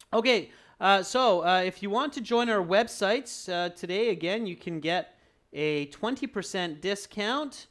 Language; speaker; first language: English; native; English